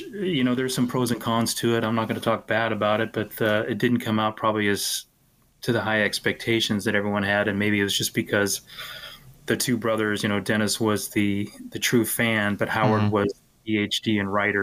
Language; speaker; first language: English; native; English